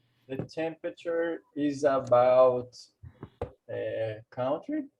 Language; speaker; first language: English; non-native, learner; Portuguese